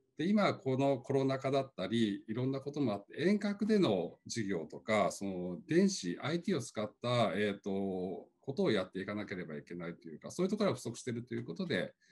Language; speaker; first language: Japanese; native; Japanese